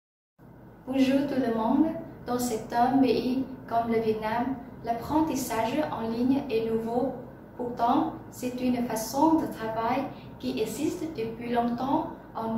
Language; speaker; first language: French; non-native, learner; Vietnamese